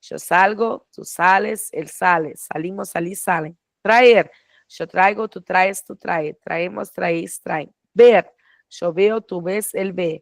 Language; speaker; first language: Spanish; non-native, fluent; Portuguese